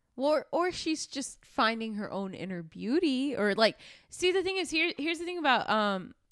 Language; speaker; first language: English; native; English